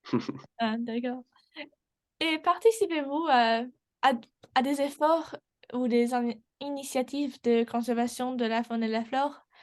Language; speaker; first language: French; non-native, learner; English